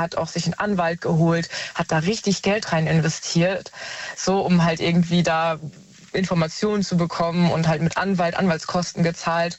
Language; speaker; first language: German; native; German